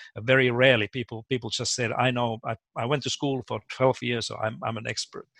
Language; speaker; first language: English; non-native, fluent; Finnish